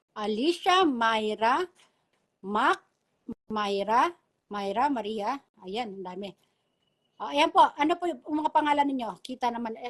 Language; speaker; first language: Filipino; non-native, local second language; Bikol